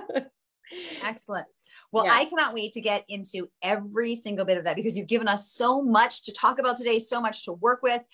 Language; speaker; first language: English; native; English